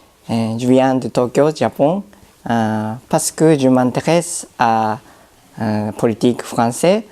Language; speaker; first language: French; non-native, learner; Japanese